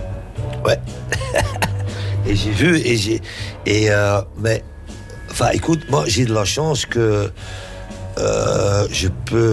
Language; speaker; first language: French; non-native, local second language; Dutch